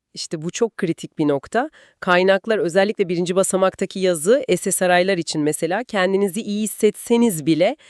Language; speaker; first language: Turkish; native; Turkish